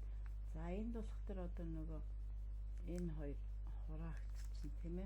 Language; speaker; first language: Mongolian; native; Mongolian